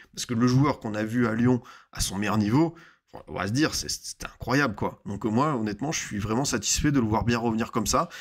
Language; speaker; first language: French; native; French